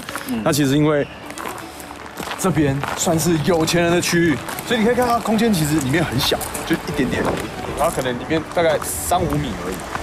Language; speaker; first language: Chinese; native; Chinese